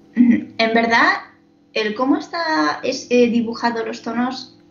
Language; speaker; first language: Spanish; non-native, fluent; Chinese